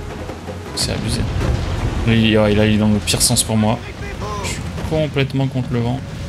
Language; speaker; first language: French; native; French